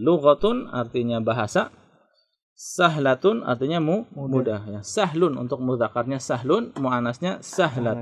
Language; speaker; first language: Indonesian; native; Indonesian